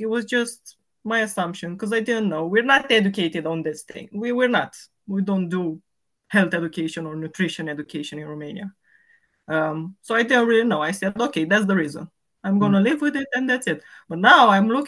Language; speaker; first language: English; non-native, fluent; Romanian